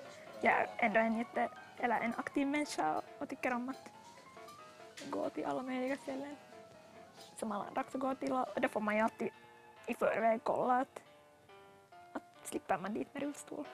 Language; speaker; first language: Swedish; native; Swedish